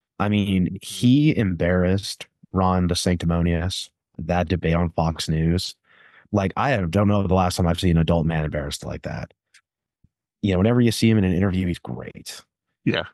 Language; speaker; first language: English; native; English